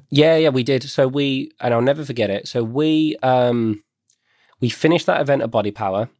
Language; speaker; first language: English; native; English